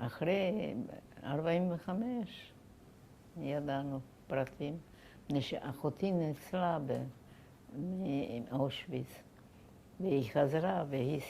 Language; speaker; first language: Hebrew; non-native, fluent; German